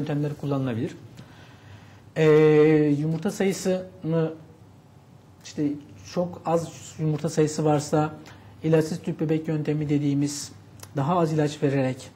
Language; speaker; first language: Turkish; native; Turkish